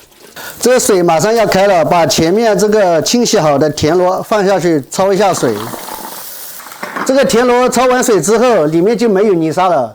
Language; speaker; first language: Chinese; native; Chinese